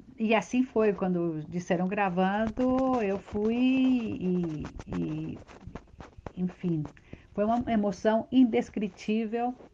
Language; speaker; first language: Portuguese; non-native, fluent; Spanish